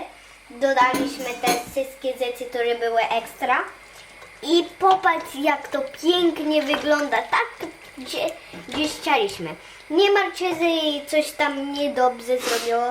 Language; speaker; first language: Polish; early bilingual, heritage; Polish